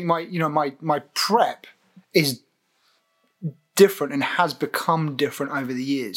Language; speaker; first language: English; native; English